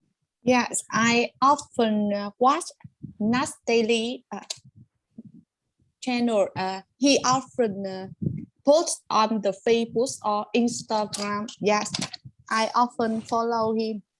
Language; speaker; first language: English; non-native, learner; Vietnamese